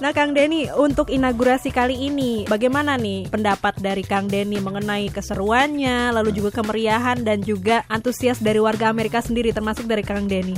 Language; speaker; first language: Indonesian; native; Indonesian